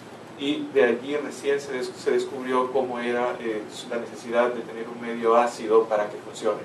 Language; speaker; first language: Spanish; native; Spanish